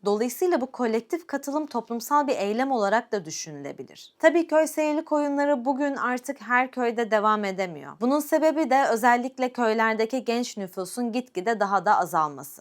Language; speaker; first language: Turkish; native; Turkish